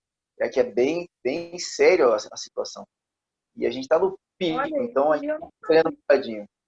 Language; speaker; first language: Portuguese; native; Portuguese